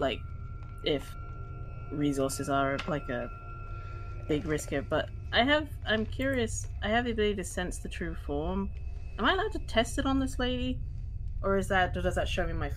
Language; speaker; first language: English; native; English